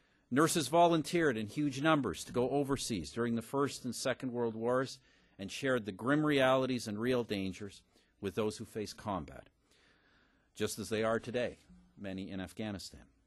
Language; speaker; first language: English; native; English